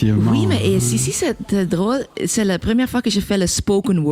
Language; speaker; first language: French; non-native, local second language; Dutch